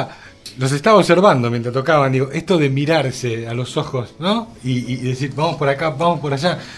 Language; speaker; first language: Spanish; native; Spanish